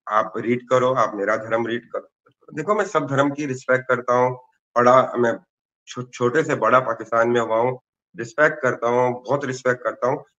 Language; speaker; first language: Hindi; native; Hindi